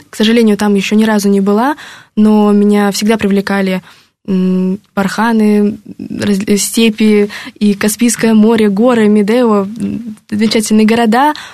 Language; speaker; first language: Russian; native; Russian